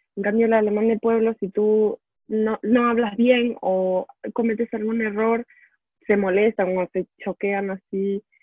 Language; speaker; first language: Spanish; native; Spanish